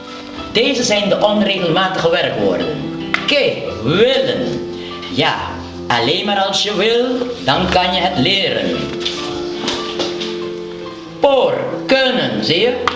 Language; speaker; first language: Dutch; non-native, local second language; Papiamento